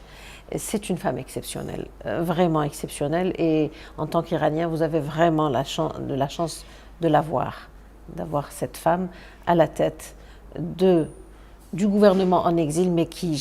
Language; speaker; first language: French; non-native, local second language; Arabic